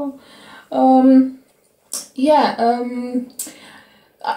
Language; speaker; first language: English; non-native, fluent; Serbian